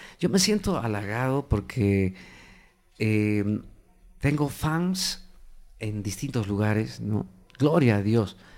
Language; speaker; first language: Spanish; native; Spanish